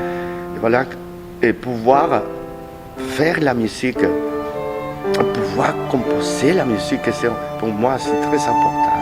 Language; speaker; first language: French; non-native, learner; Spanish